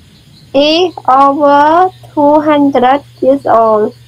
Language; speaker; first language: English; non-native, learner; Khmer